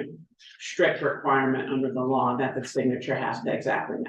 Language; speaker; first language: English; native; English